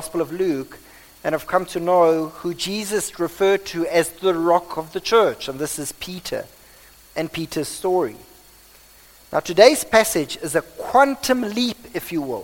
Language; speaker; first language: English; non-native, local second language; Afrikaans